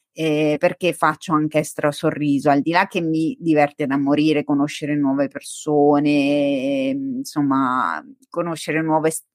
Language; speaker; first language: Italian; native; Italian